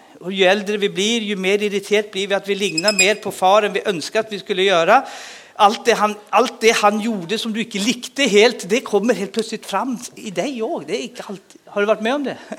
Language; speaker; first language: Swedish; native; Swedish